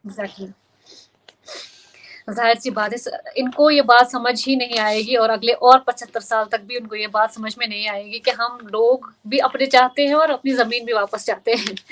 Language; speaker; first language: Hindi; non-native, local second language; Kashmiri